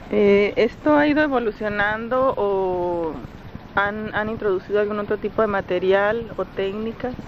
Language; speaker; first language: Spanish; native; Spanish